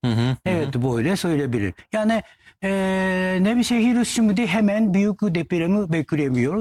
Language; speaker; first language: Turkish; non-native, fluent; Japanese